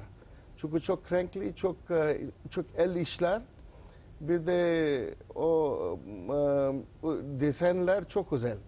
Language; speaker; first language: Turkish; non-native, learner; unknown